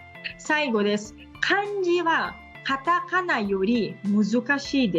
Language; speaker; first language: Japanese; non-native, fluent; Portuguese